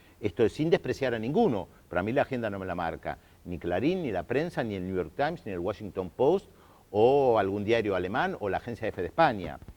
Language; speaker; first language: Spanish; early bilingual, other home language; German